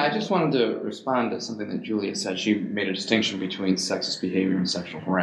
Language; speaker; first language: English; native; English